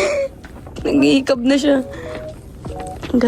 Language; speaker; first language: Filipino; native; Filipino